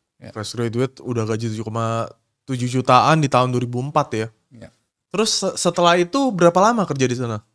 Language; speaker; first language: Indonesian; native; Indonesian